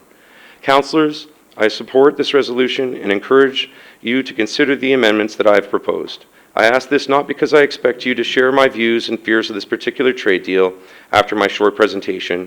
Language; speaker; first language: English; native; English